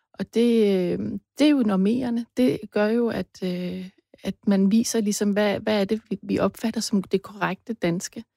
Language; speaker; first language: Danish; native; Danish